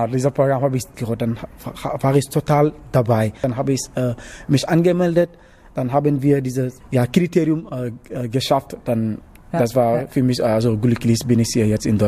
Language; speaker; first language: German; non-native, learner; Wolof